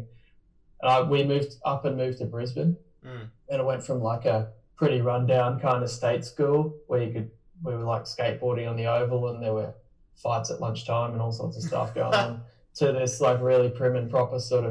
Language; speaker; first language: English; native; English